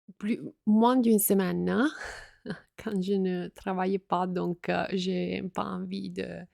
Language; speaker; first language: French; non-native, fluent; Italian